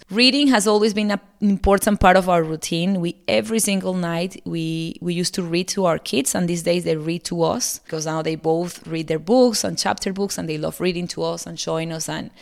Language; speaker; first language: English; non-native, fluent; Spanish